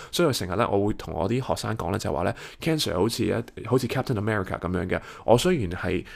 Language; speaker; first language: Cantonese; early bilingual, heritage; Cantonese